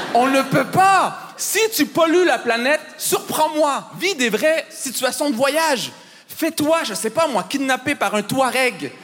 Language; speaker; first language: French; native; French